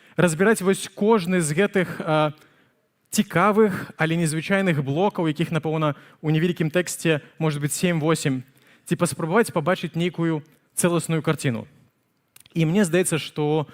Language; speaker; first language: Belarusian; native; Belarusian